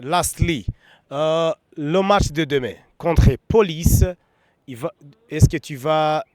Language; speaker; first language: French; non-native, fluent; Kinyarwanda